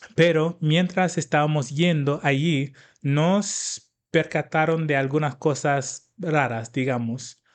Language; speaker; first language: Spanish; non-native, fluent; English